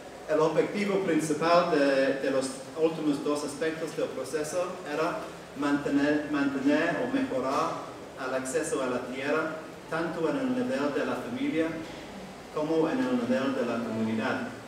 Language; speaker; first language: Spanish; non-native, fluent; English